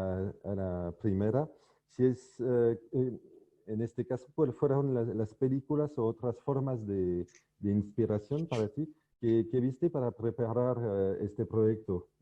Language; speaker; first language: Spanish; non-native, fluent; French